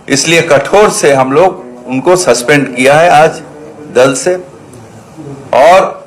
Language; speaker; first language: Hindi; non-native, local second language; Bangla